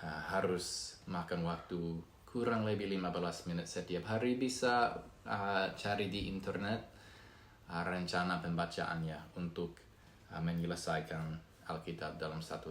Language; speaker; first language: Indonesian; non-native, fluent; English